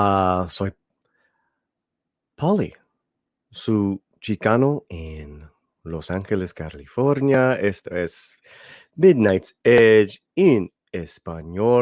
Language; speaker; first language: Spanish; early bilingual, heritage; Spanish